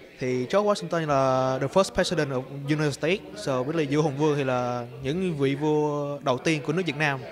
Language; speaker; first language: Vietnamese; early bilingual, heritage; Vietnamese